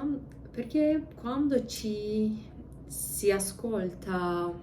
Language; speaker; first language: Italian; non-native, learner; English